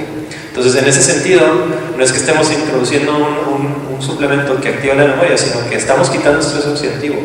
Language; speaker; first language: Spanish; native; Spanish